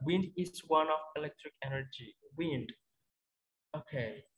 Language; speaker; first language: English; non-native, fluent; Indonesian